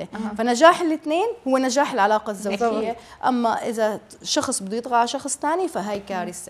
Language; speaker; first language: Arabic; native; Arabic